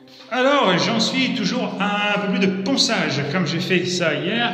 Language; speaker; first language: French; native; French